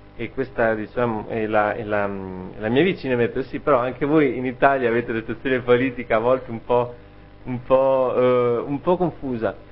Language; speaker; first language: Italian; native; Italian